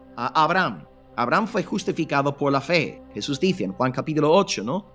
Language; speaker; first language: Spanish; non-native, fluent; English